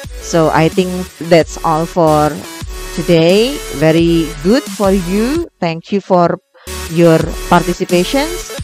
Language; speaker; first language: English; non-native, local second language; Indonesian